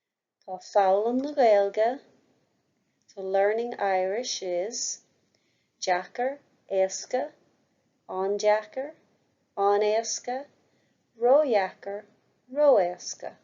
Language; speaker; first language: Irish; non-native, local second language; English